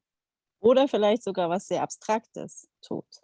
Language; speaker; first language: German; non-native, fluent; Dutch